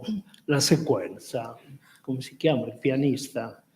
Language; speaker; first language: Italian; non-native, fluent; Spanish